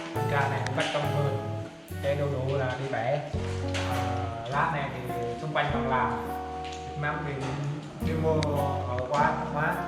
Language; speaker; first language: Vietnamese; non-native, local second language; Jarai